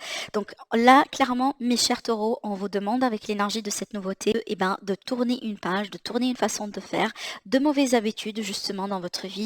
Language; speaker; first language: French; native; French